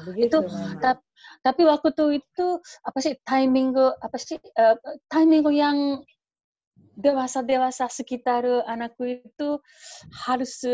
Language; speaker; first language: Indonesian; non-native, learner; Japanese